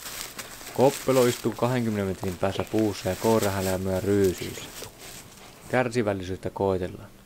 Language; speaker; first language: Finnish; native; Finnish